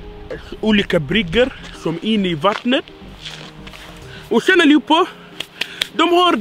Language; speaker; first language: Swedish; non-native, fluent; Arabic